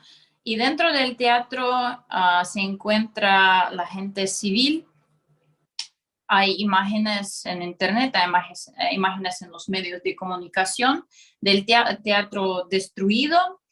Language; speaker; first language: Spanish; non-native, fluent; Russian